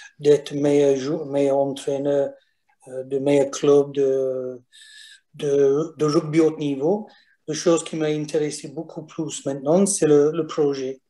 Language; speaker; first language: French; non-native, fluent; English